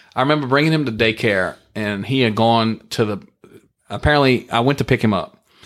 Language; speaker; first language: English; native; English